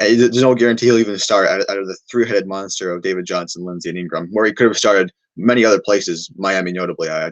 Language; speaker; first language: English; native; English